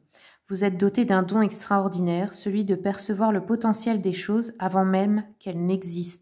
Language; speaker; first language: French; native; French